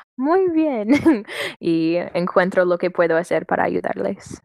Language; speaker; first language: Spanish; non-native, learner; English